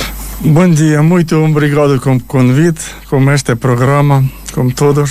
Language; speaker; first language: Portuguese; non-native, learner; Ukrainian